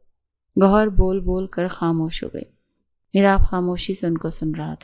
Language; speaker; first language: Urdu; native; Urdu